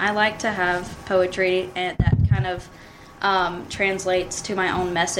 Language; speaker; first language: English; native; English